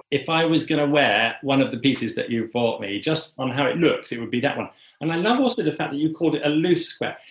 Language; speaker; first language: English; native; English